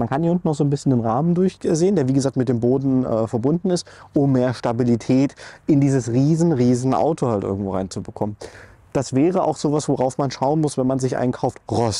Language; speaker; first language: German; native; German